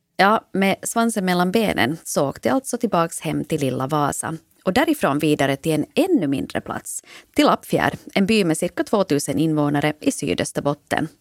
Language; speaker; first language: Swedish; native; Swedish